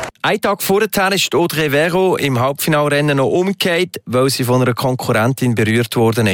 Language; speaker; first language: German; native; German